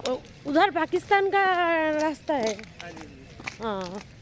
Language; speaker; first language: Hindi; non-native, local second language; Bangla